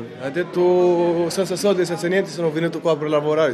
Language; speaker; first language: Italian; non-native, learner; Arabic